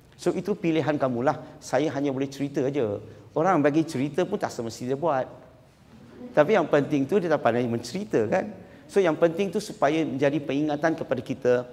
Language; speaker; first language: Malay; non-native, local second language; Chinese